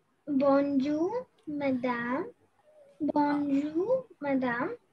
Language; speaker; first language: French; non-native, learner; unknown